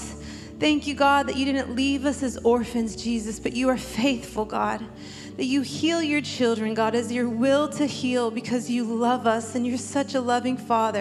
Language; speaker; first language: English; native; English